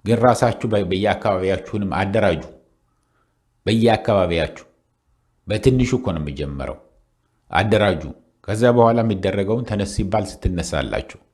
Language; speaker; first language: Amharic; non-native, local second language; Tigrinya